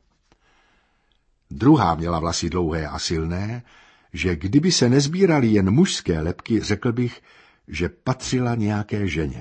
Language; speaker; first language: Czech; native; Czech